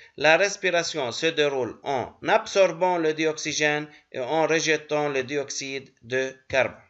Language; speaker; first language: French; non-native, local second language; Arabic